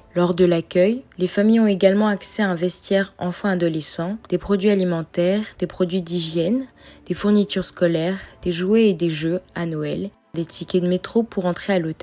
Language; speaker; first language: French; native; French